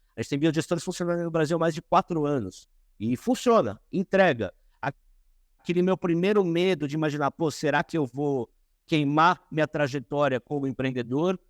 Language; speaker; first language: Portuguese; native; Portuguese